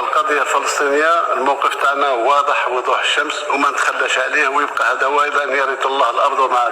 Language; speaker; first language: Arabic; native; Arabic